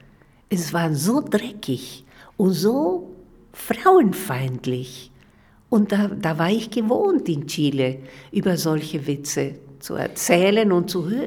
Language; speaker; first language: German; non-native, fluent; Spanish